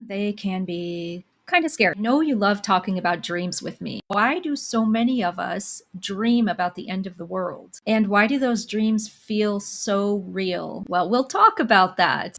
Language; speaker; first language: English; native; English